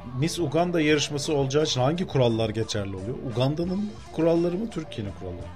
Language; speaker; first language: Turkish; native; Turkish